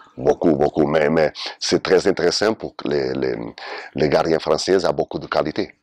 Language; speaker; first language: French; non-native, learner; Portuguese